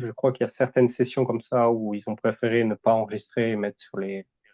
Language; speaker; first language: French; native; French